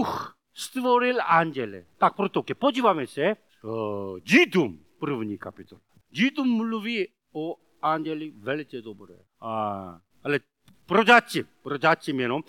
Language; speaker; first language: Czech; non-native, learner; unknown